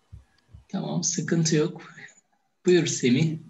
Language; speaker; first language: Turkish; native; Turkish